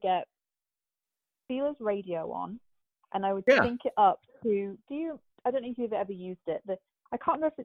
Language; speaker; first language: English; native; English